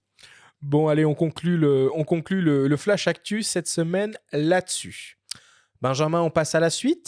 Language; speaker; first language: French; native; French